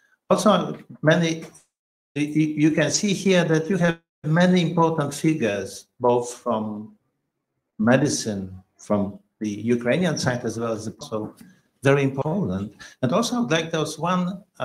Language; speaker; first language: English; non-native, fluent; Polish